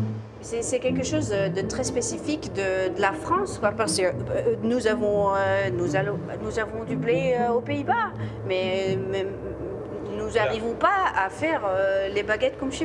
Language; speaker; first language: French; non-native, learner; Dutch